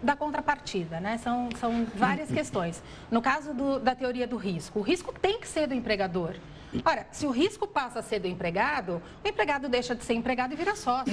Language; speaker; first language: Portuguese; native; Portuguese